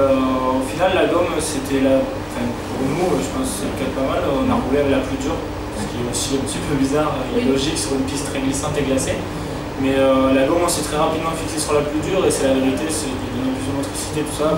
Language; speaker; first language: French; native; French